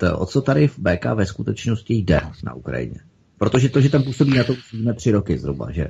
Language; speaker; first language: Czech; native; Czech